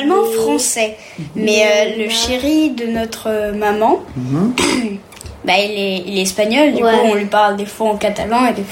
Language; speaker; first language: French; early bilingual, heritage; French